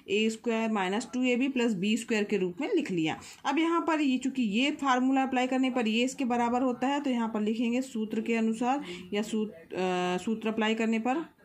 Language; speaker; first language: Hindi; native; Hindi